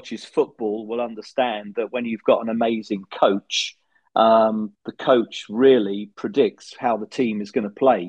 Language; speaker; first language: English; native; English